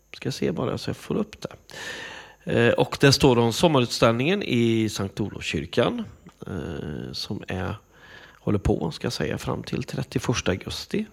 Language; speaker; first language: Swedish; native; Swedish